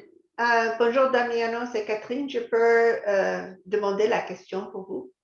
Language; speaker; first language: French; non-native, fluent; English